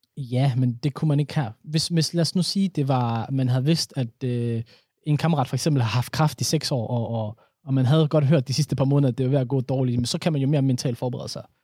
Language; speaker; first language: Danish; early bilingual, other home language; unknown